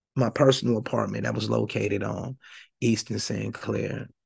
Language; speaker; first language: English; native; English